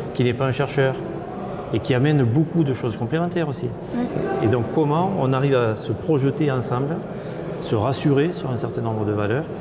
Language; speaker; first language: French; native; French